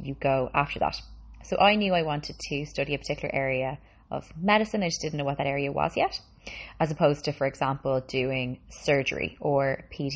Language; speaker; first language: English; native; English